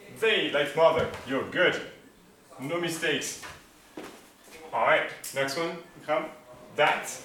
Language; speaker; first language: English; non-native, fluent; French